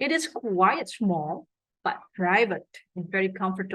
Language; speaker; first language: English; non-native, fluent; Indonesian